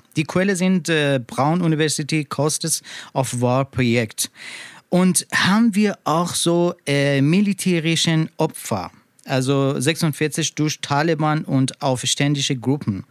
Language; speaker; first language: German; non-native, learner; Persian